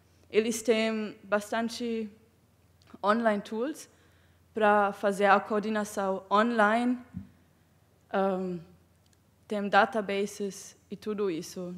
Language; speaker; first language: Portuguese; non-native, fluent; German